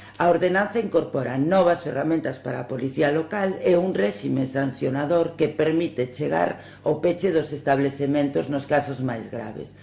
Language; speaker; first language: Galician; native; Galician